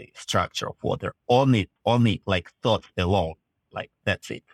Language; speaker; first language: English; non-native, fluent; Russian